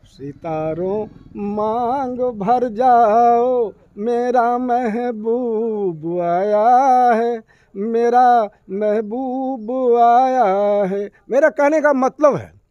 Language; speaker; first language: Hindi; native; Hindi